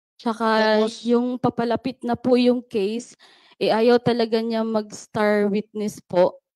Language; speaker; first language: Filipino; non-native, local second language; Cebuano